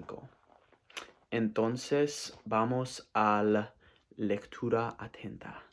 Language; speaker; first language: Spanish; non-native, learner; English